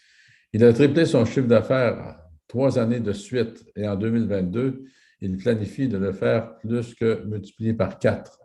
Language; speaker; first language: French; native; French